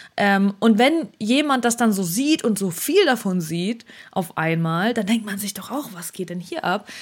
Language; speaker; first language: German; early bilingual, other home language; Russian